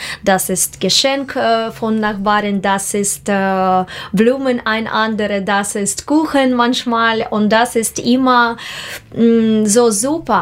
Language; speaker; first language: German; non-native, learner; Russian